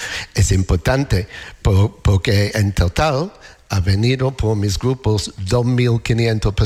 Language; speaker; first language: Spanish; non-native, learner; English